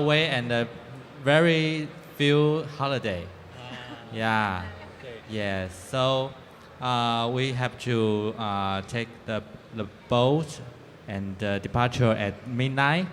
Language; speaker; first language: English; non-native, fluent; Chinese